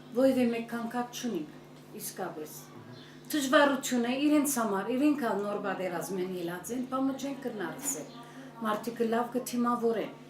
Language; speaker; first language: Armenian; early bilingual, heritage; Armenian